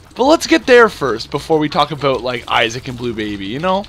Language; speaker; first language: English; native; English